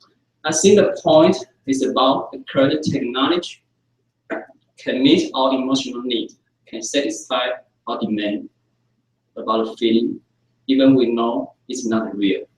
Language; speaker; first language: English; non-native, fluent; Chinese